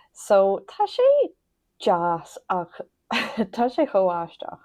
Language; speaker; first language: Irish; non-native, local second language; English